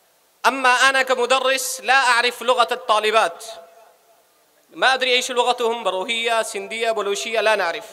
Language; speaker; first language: Arabic; non-native, fluent; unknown